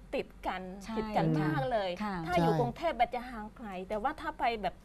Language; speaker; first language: Thai; non-native, fluent; Khmer